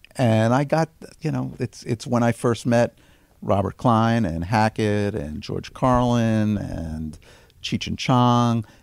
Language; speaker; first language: English; native; English